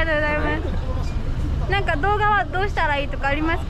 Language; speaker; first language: Japanese; native; Japanese